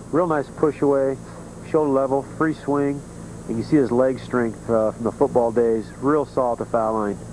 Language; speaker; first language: English; native; English